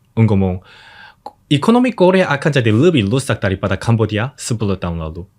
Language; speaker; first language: Indonesian; non-native, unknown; Korean